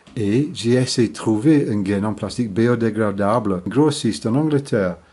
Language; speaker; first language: French; non-native, fluent; English